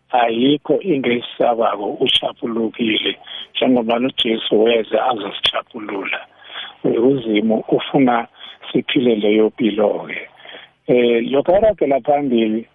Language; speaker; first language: Zulu; non-native, local second language; South Ndebele